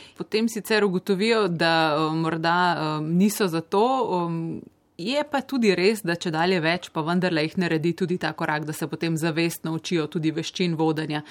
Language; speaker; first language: Slovenian; native; Slovenian